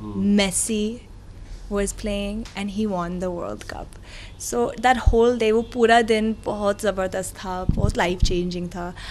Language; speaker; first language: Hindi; non-native, fluent; Arabic